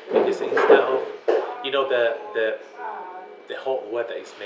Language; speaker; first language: English; non-native, fluent; Spanish